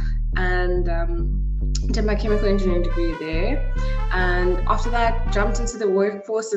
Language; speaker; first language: English; native; English